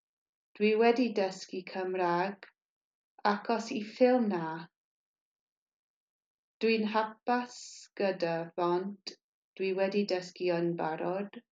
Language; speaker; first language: Welsh; non-native, learner; English